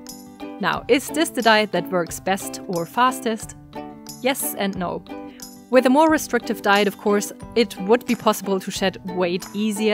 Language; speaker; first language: English; non-native, fluent; German